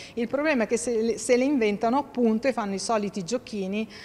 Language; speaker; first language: Italian; native; Italian